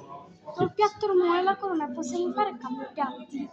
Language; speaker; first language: Italian; early bilingual, other home language; Bangla